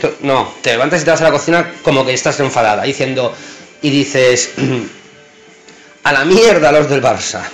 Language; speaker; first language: Spanish; native; Spanish